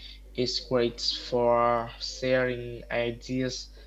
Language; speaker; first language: English; non-native, learner; Vietnamese